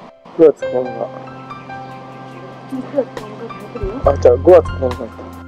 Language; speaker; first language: Japanese; native; Japanese